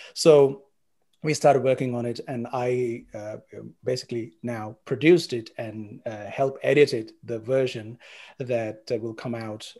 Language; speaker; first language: English; non-native, local second language; Sinhala